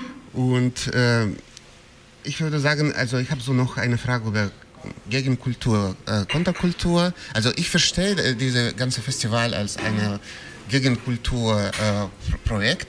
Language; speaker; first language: German; non-native, fluent; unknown